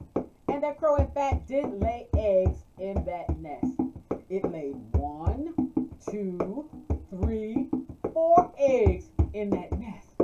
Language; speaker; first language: English; native; English